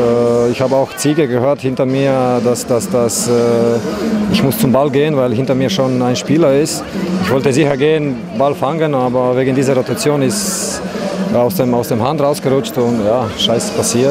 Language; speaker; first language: German; non-native, learner; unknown